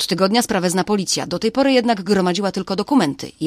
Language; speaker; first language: Polish; native; Polish